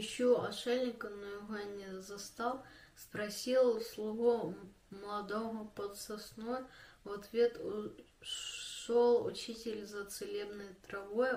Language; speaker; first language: Russian; native; Russian